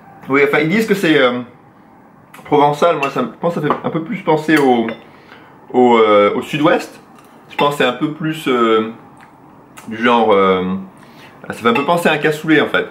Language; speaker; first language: French; native; French